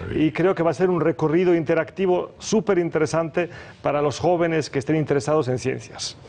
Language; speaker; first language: Spanish; early bilingual, other home language; German